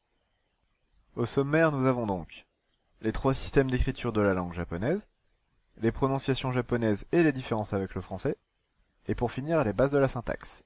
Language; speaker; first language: French; native; French